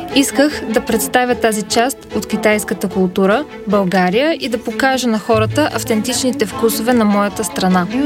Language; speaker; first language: Bulgarian; non-native, fluent; Chinese